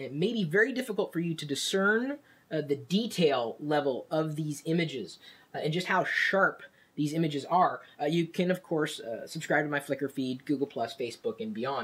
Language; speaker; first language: English; native; English